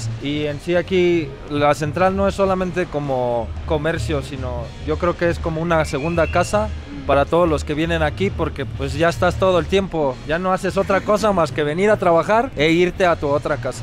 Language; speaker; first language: Spanish; native; Spanish